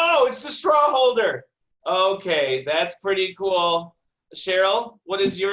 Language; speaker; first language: English; native; English